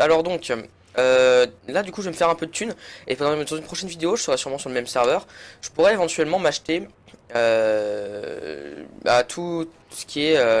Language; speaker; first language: French; native; French